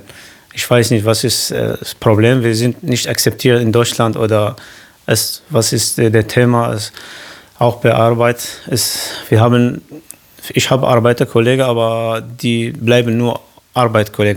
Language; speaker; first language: German; non-native, fluent; Arabic